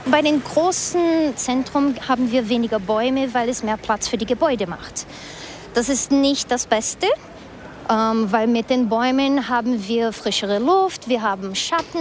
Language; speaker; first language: German; early bilingual, heritage; Portuguese